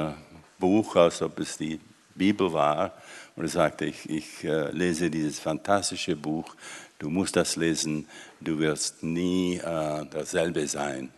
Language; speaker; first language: German; non-native, fluent; Czech